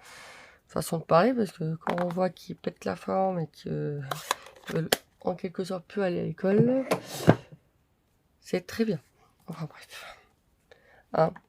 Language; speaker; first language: French; native; French